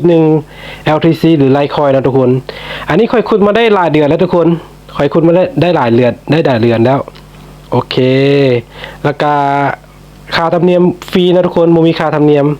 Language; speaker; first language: Thai; non-native, local second language; Lao